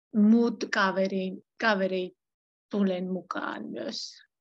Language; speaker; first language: Finnish; non-native, learner; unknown